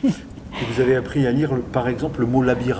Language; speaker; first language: French; native; French